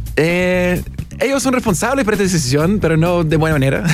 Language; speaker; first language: Spanish; non-native, fluent; English